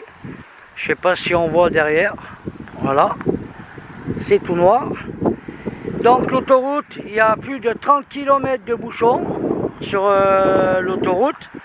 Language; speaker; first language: French; native; French